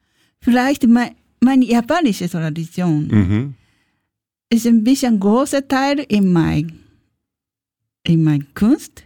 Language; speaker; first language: German; non-native, learner; Japanese